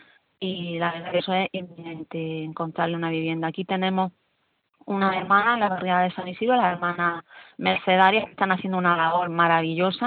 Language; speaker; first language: Spanish; native; Spanish